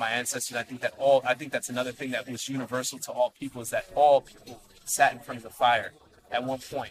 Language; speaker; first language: English; native; English